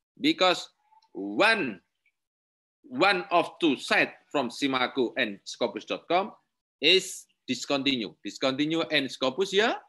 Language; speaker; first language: English; non-native, learner; Indonesian